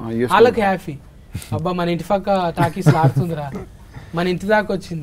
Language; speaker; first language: Telugu; native; Telugu